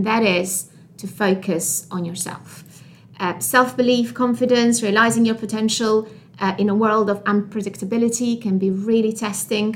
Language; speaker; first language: English; non-native, fluent; Albanian